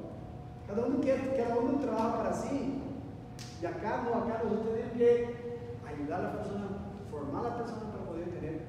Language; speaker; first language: Spanish; non-native, learner; Portuguese